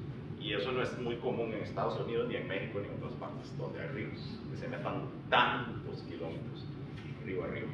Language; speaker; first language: Spanish; native; Spanish